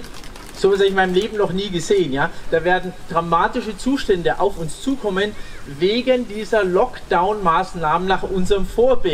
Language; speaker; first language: German; native; German